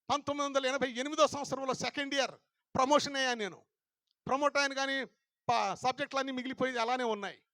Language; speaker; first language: Telugu; non-native, local second language; Lambadi